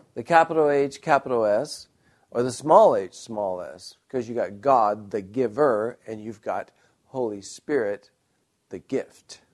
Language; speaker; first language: English; native; English